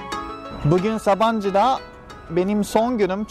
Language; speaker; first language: Turkish; non-native, fluent; Japanese